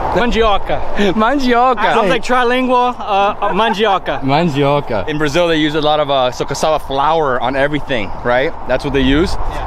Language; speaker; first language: English; native; English